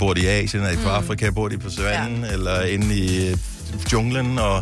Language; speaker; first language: Danish; native; Danish